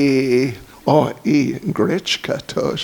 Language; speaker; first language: Russian; non-native, learner; English